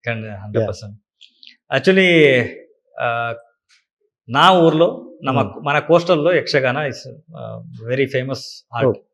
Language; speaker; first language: Telugu; non-native, learner; Kannada